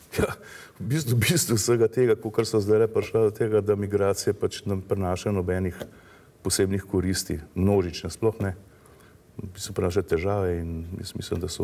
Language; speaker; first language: Slovenian; native; Slovenian